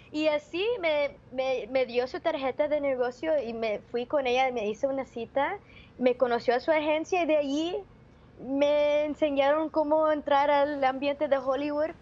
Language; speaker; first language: Spanish; early bilingual, heritage; Spanish